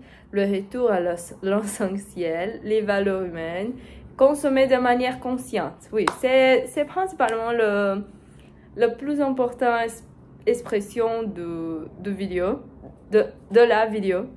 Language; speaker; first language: French; non-native, learner; Portuguese